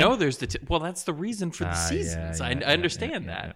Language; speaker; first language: English; native; English